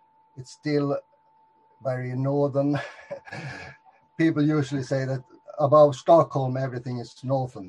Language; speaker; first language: English; non-native, fluent; Swedish